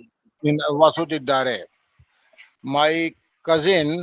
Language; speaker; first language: Kannada; non-native, learner; Hindi